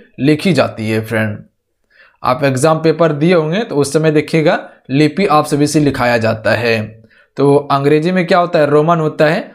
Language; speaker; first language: Hindi; native; Hindi